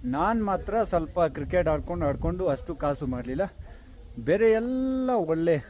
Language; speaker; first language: Kannada; non-native, fluent; Ladakhi